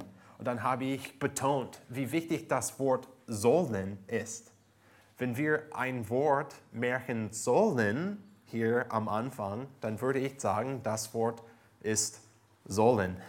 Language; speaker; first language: German; non-native, fluent; English